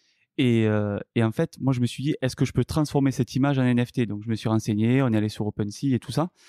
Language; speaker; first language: French; native; French